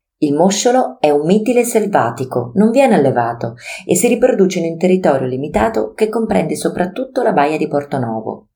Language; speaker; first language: Italian; native; Italian